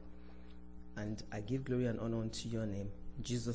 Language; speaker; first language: English; non-native, local second language; Yoruba